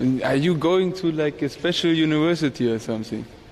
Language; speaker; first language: English; non-native, fluent; German